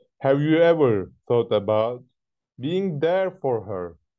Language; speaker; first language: English; non-native, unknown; Turkish